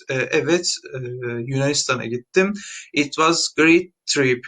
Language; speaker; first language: English; non-native, fluent; Turkish